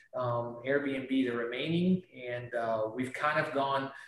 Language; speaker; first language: English; non-native, fluent; Spanish